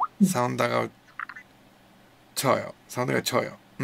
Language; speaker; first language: Korean; non-native, learner; English